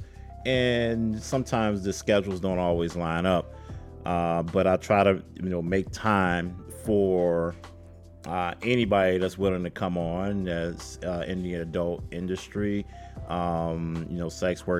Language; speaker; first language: English; native; English